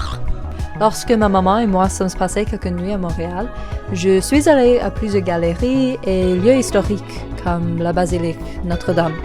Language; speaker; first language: French; non-native, learner; English